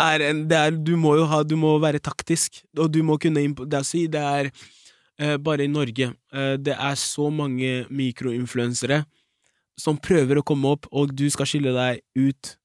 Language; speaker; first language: Norwegian; early bilingual, other home language; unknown